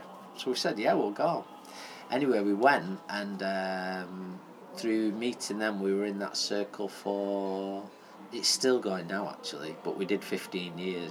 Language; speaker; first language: English; native; English